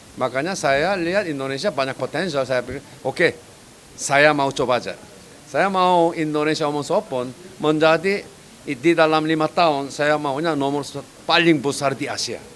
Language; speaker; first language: Indonesian; non-native, fluent; Korean